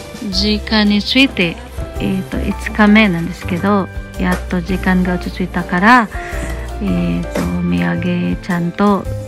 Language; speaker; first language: Japanese; non-native, fluent; Cebuano